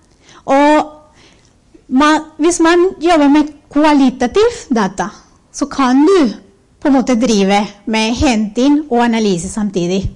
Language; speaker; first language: Norwegian; non-native, fluent; Spanish